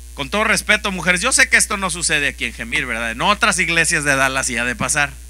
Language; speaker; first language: Spanish; native; Spanish